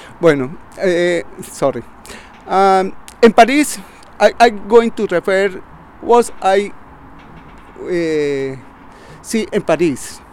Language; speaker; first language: English; non-native, learner; Spanish